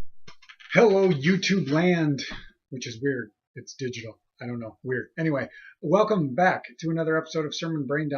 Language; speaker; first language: English; native; English